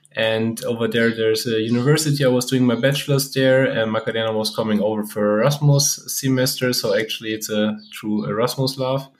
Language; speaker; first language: English; non-native, fluent; German